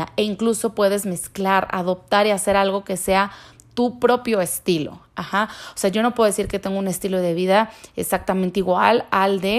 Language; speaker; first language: Spanish; native; Spanish